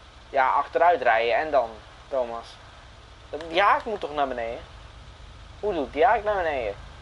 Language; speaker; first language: Dutch; early bilingual, other home language; Bosnian